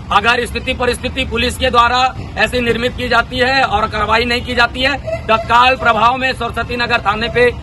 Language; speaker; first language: Hindi; native; Hindi